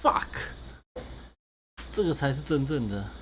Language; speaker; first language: Chinese; native; Chinese